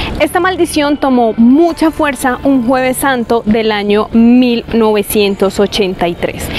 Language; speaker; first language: Spanish; native; Spanish